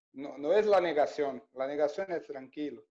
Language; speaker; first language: Spanish; non-native, learner; Portuguese